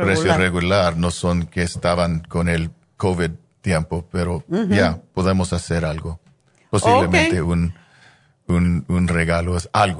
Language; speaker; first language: Spanish; non-native, fluent; English